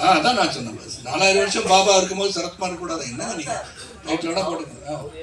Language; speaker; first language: Tamil; native; Tamil